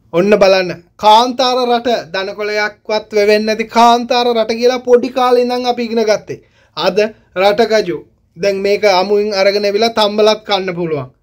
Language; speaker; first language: Sinhala; native; Sinhala